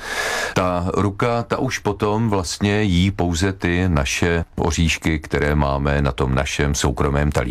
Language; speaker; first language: Czech; native; Czech